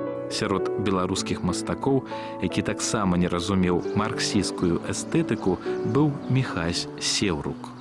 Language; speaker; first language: Belarusian; native; Belarusian